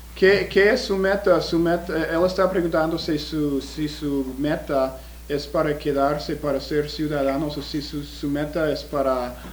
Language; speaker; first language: Spanish; non-native, fluent; English